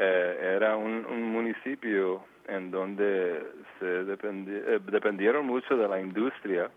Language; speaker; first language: Spanish; early bilingual, heritage; Spanish